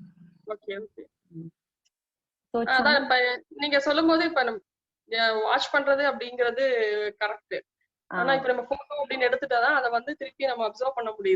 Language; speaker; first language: Tamil; native; Tamil